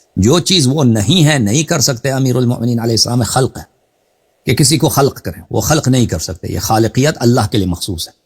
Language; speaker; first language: Urdu; non-native, fluent; Persian